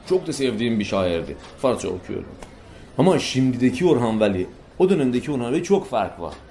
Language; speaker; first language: Turkish; non-native, fluent; Persian